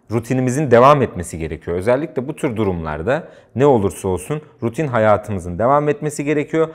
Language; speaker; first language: Turkish; native; Turkish